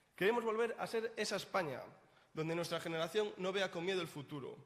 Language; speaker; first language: Spanish; native; Spanish